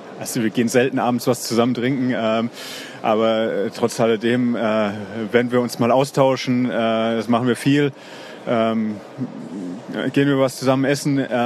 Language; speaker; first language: German; native; German